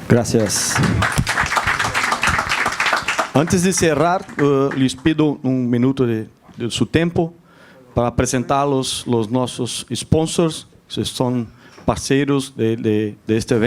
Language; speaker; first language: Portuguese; non-native, learner; Spanish